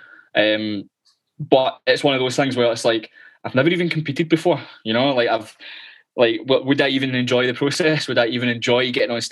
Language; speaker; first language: English; native; English